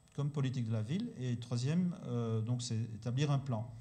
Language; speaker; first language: French; native; French